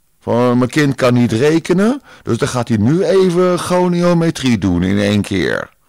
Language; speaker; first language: Dutch; native; Dutch